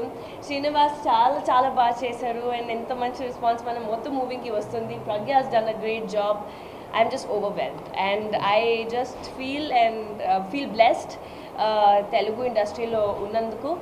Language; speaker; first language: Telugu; non-native, local second language; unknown